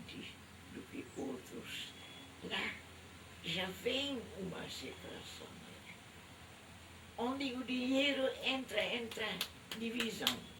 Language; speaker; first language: Portuguese; non-native, fluent; Dutch